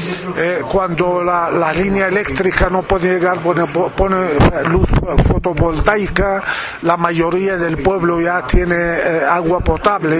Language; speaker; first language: Spanish; non-native, fluent; Arabic